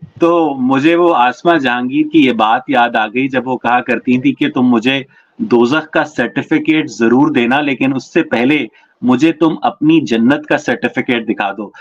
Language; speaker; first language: Urdu; native; Urdu